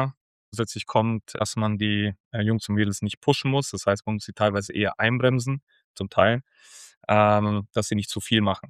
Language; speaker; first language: German; native; German